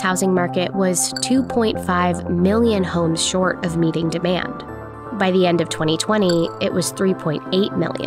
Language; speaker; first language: English; native; English